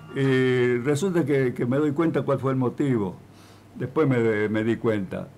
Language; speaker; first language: Spanish; native; Spanish